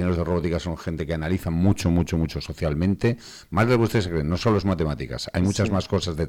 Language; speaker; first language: Spanish; native; Spanish